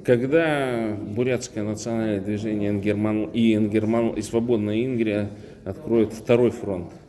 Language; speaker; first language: Russian; native; Russian